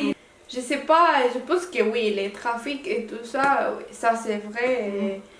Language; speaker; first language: French; non-native, local second language; Spanish